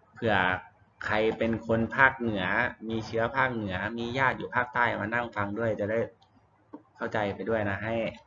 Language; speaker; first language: Thai; native; Thai